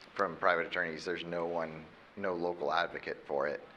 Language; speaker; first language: English; native; English